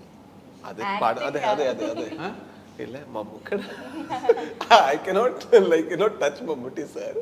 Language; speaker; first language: Malayalam; non-native, learner; Kannada